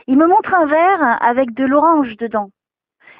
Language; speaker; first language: French; native; French